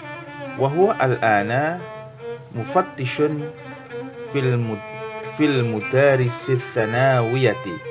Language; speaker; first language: Arabic; non-native, fluent; Indonesian